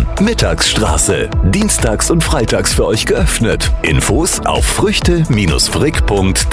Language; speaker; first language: German; native; German